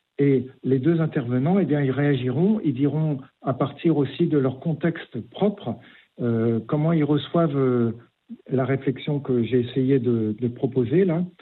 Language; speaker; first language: French; native; French